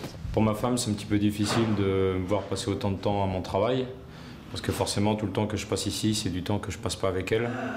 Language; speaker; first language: French; native; French